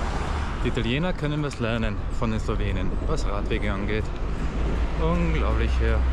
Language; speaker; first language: German; native; German